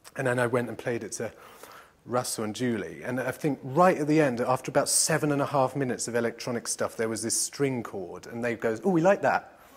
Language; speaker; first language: English; native; English